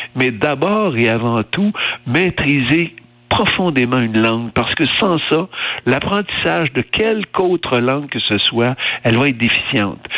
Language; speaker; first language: French; native; French